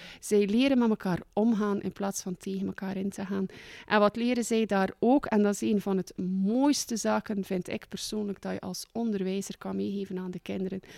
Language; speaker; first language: Dutch; native; Dutch